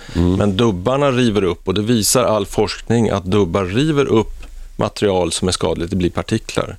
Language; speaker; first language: Swedish; native; Swedish